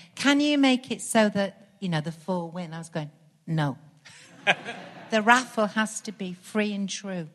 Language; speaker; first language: English; native; English